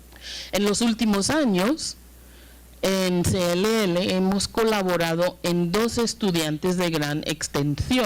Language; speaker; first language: Spanish; non-native, fluent; English